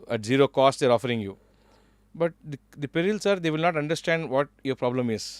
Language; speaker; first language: English; non-native, local second language; Kannada